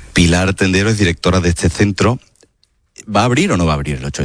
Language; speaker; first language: Spanish; native; Spanish